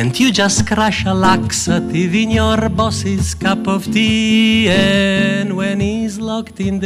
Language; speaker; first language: English; non-native, fluent; Italian